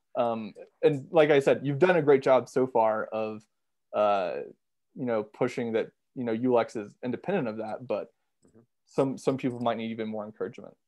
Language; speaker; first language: English; native; English